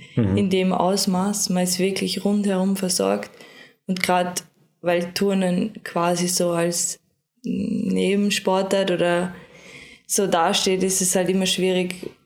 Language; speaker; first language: German; native; German